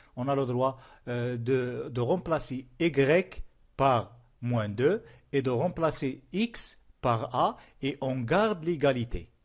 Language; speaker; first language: French; non-native, local second language; Arabic